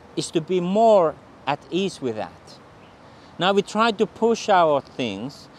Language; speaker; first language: English; non-native, fluent; Finnish